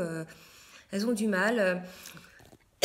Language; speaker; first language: French; native; French